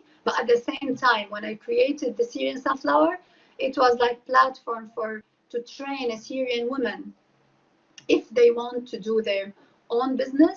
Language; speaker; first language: English; non-native, fluent; Arabic